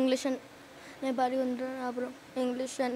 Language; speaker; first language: Nepali; early bilingual, heritage; Nepali